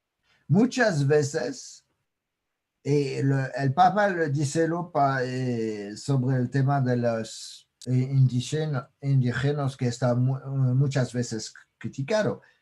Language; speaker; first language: Spanish; non-native, fluent; French